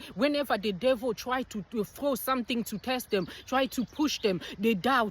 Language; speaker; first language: English; non-native, fluent; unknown